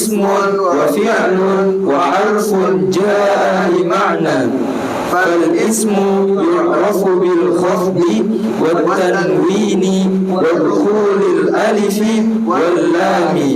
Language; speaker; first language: Arabic; non-native, learner; Indonesian